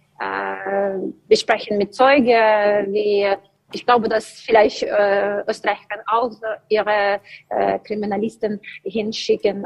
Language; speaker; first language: German; non-native, learner; Ukrainian